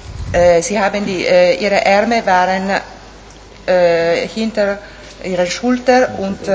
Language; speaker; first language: German; non-native, local second language; Italian